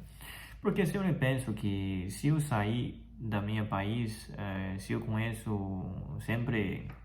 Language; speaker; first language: Portuguese; non-native, fluent; Chinese